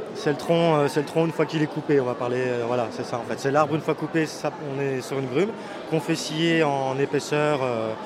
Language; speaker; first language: French; native; French